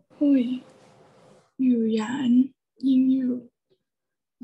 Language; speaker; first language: Chinese; non-native, learner; Thai